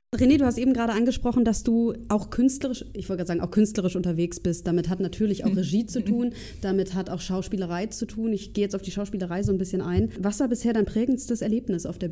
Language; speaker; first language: German; native; German